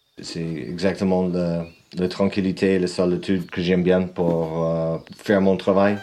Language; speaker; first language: French; non-native, fluent; English